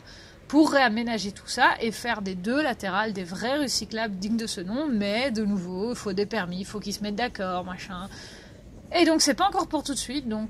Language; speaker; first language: French; native; French